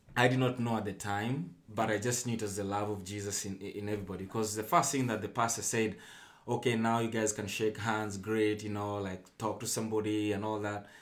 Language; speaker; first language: English; non-native, local second language; Luyia